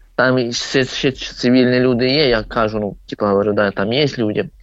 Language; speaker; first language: Ukrainian; non-native, local second language; Russian